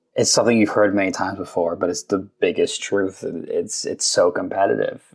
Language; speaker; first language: English; native; English